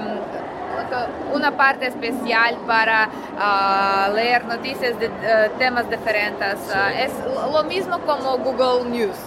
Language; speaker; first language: Spanish; non-native, learner; Russian